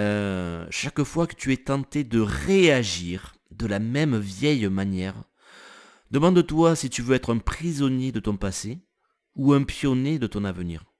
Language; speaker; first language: French; native; French